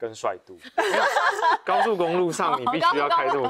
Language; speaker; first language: Chinese; native; Chinese